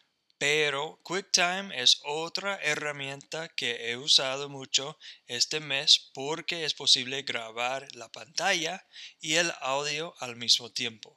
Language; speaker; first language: Spanish; non-native, fluent; English